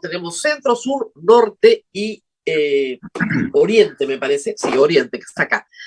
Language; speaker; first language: Spanish; native; Spanish